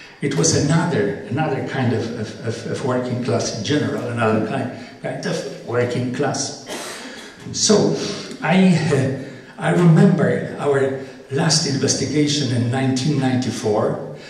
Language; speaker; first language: English; non-native, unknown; Polish